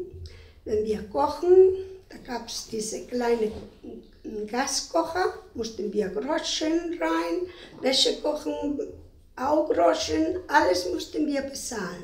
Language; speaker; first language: German; non-native, fluent; Spanish